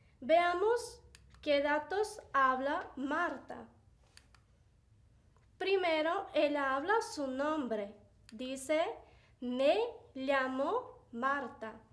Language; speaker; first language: Spanish; non-native, fluent; Portuguese